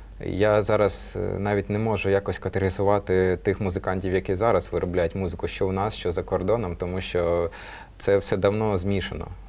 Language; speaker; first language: Ukrainian; non-native, local second language; Russian